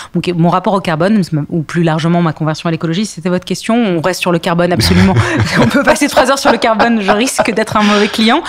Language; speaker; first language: French; early bilingual, other home language; Arabic